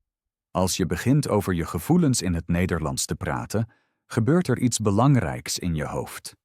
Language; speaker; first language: Dutch; non-native, fluent; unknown